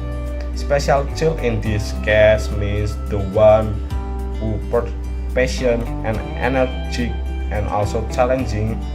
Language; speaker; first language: English; non-native, learner; Indonesian